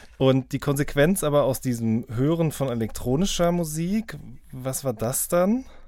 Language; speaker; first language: German; native; German